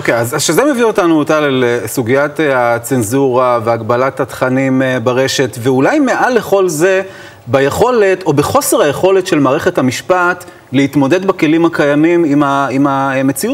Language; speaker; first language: Hebrew; native; Hebrew